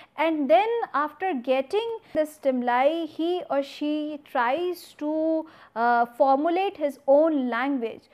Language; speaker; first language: English; non-native, local second language; Hindi